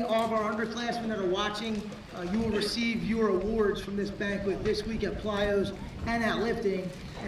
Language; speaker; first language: English; native; English